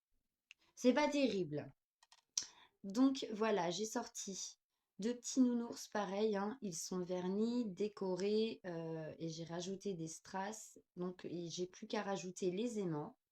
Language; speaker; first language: French; native; French